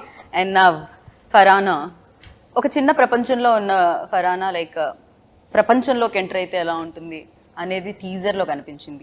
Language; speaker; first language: Telugu; native; Telugu